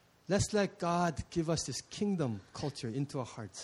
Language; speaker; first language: English; early bilingual, other home language; Korean